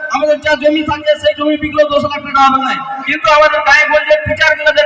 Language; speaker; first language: Bangla; native; Bangla